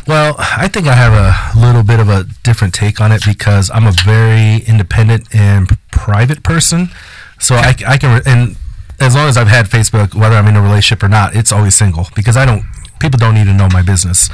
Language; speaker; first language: English; early bilingual, other home language; Spanish